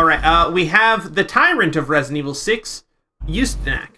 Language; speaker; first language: English; native; English